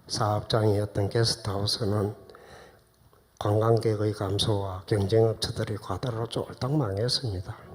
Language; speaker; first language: Korean; native; Korean